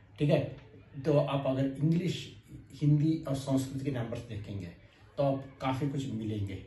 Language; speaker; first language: Hindi; non-native, local second language; Kannada